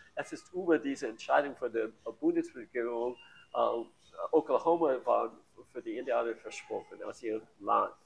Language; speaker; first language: German; non-native, learner; English